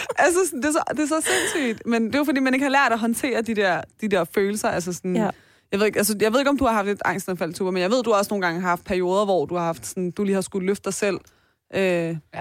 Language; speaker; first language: Danish; early bilingual, other home language; Persian